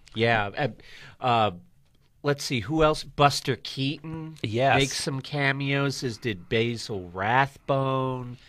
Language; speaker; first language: English; native; English